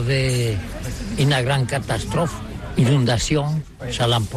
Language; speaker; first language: French; non-native, learner; Catalan